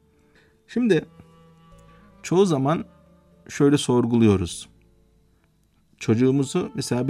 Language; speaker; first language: Turkish; native; Turkish